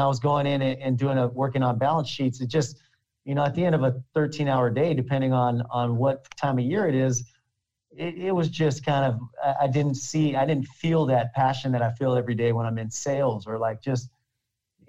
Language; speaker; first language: English; native; English